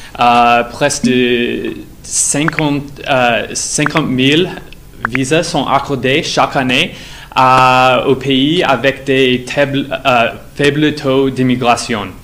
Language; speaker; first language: French; non-native, fluent; English